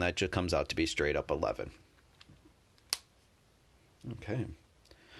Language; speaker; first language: English; native; English